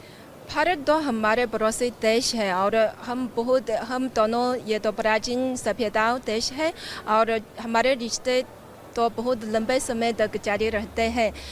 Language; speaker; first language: Hindi; non-native, fluent; Chinese